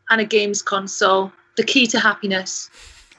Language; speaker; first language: English; native; English